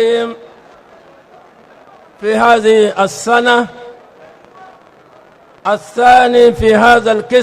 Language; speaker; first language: Arabic; non-native, fluent; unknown